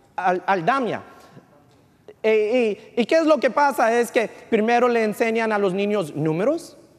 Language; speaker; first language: Spanish; early bilingual, heritage; Spanish